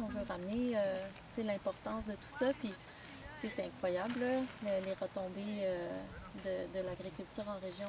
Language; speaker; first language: French; native; French